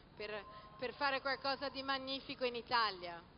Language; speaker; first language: Italian; non-native, fluent; Portuguese